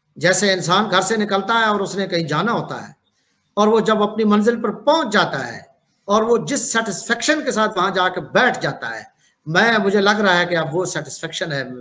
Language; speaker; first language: Urdu; non-native, local second language; Punjabi